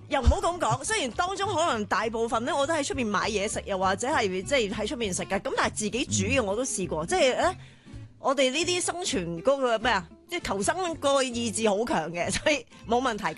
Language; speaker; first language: Cantonese; native; Cantonese